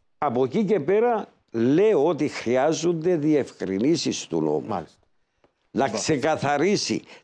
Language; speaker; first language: Greek; native; Greek